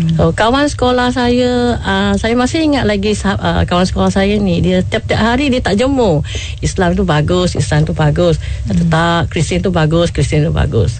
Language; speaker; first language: Malay; non-native, local second language; Chinese